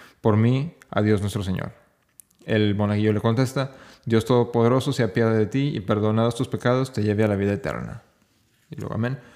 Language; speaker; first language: Spanish; native; Spanish